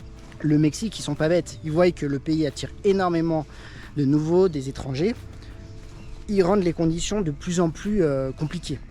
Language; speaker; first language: French; native; French